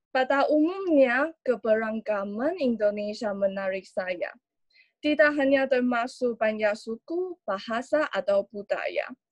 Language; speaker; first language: Indonesian; non-native, learner; Chinese